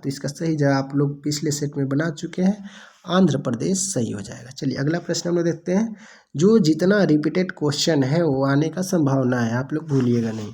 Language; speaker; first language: Hindi; non-native, local second language; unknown